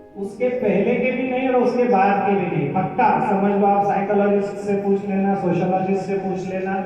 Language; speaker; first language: Hindi; non-native, local second language; Marathi